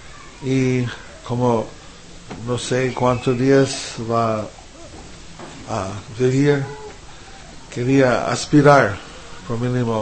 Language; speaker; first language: Spanish; non-native, fluent; English